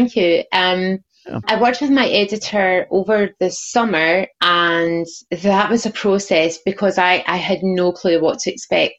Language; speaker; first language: English; native; English